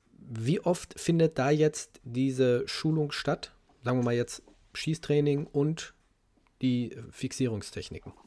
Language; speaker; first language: German; native; German